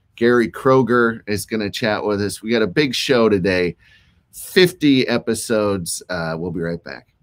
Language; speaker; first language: English; native; English